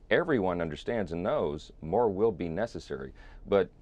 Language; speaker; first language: English; native; English